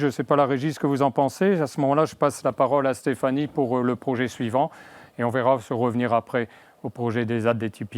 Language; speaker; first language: French; native; French